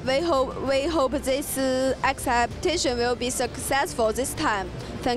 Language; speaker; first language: English; non-native, learner; Chinese